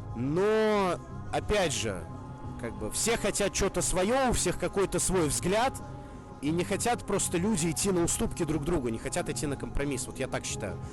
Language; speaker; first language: Russian; native; Russian